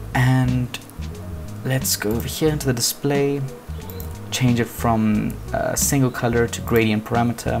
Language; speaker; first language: English; native; English